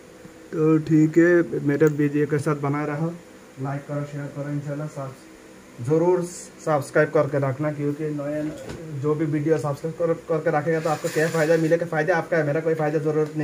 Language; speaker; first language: Hindi; non-native, fluent; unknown